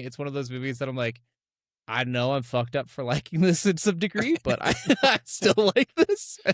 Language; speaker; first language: English; native; English